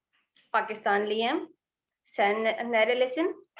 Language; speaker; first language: Turkish; non-native, learner; Urdu